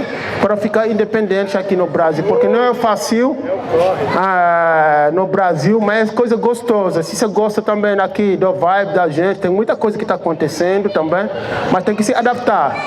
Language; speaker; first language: Portuguese; non-native, fluent; Wolof